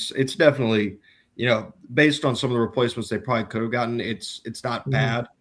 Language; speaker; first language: English; native; English